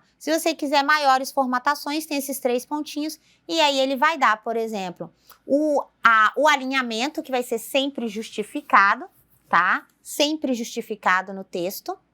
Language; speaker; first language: Portuguese; native; Portuguese